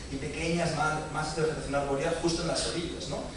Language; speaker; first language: Spanish; native; Spanish